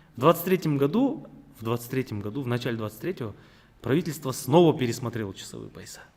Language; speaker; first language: Russian; non-native, local second language; Kazakh